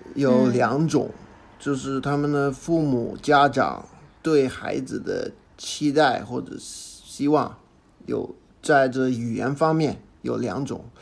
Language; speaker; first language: Chinese; non-native, fluent; English